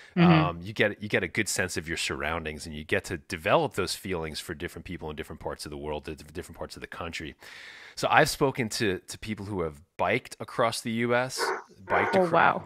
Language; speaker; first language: English; native; English